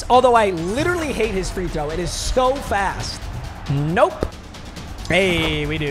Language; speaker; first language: English; native; English